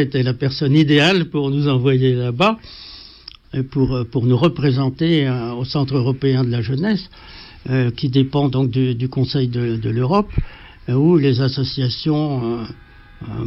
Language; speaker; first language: French; native; French